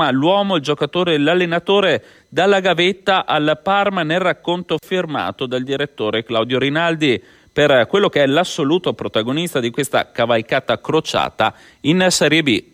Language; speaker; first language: Italian; native; Italian